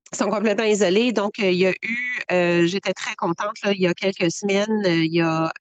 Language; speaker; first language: French; native; French